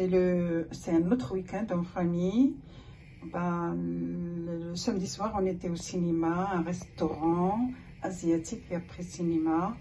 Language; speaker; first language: French; non-native, local second language; Arabic